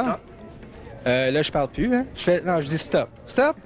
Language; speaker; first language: French; native; French